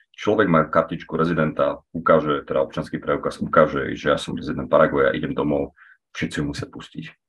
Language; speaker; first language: Slovak; native; Slovak